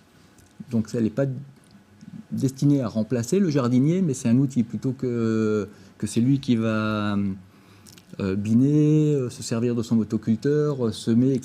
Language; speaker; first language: French; native; French